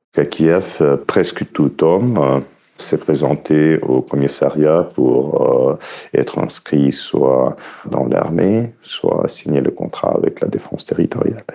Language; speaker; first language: French; non-native, fluent; Ukrainian